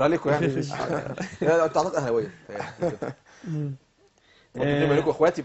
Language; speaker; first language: Arabic; native; Arabic